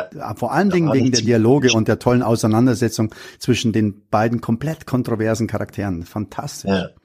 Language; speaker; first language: German; native; German